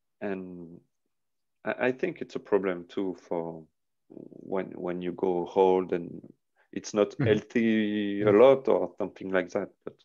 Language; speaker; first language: English; non-native, learner; French